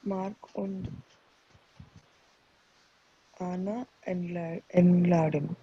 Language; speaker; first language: German; non-native, learner; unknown